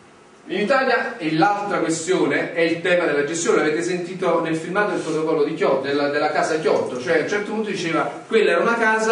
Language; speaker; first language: Italian; native; Italian